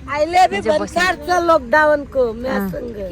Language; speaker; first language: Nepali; non-native, learner; Hindi